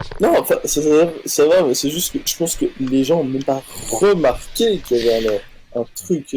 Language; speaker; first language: French; native; French